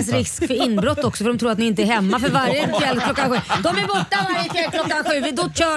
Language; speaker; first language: Swedish; native; Swedish